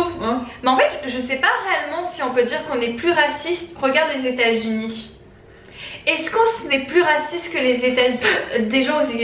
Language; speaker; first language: French; native; French